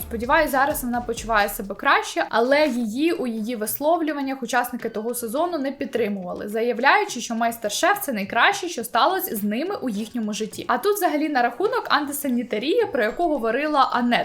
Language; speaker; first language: Ukrainian; native; Ukrainian